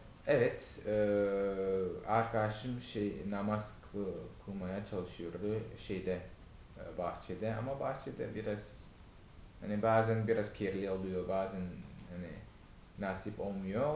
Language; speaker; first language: Turkish; non-native, fluent; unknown